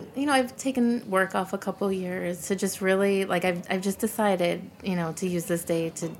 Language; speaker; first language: English; native; English